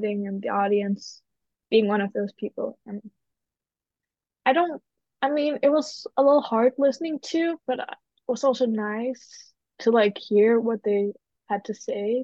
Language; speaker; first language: English; non-native, fluent; Danish